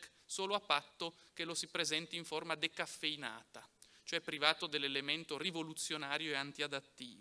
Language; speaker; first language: Italian; native; Italian